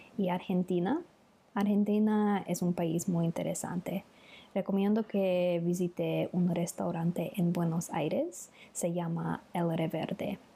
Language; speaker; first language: Spanish; non-native, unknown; English